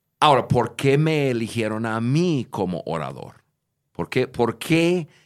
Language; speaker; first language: Spanish; non-native, fluent; English